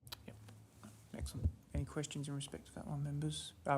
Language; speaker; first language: English; native; English